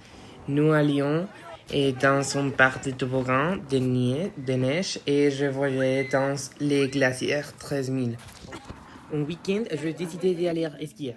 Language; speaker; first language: French; non-native, learner; Spanish